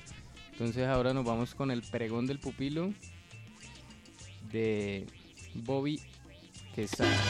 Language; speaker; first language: Spanish; native; Spanish